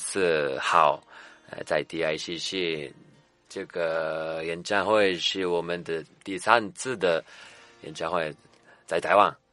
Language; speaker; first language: Chinese; non-native, learner; Japanese